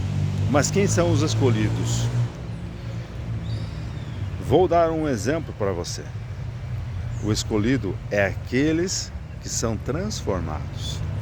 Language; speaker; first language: Portuguese; native; Portuguese